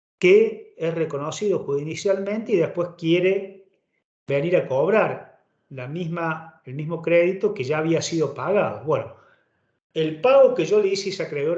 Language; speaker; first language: Spanish; native; Spanish